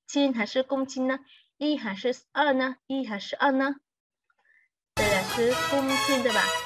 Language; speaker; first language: Chinese; non-native, fluent; Vietnamese